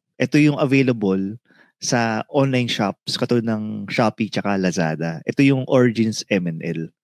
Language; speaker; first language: Filipino; native; Filipino